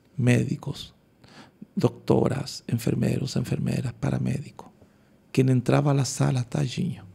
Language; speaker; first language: Portuguese; non-native, learner; Spanish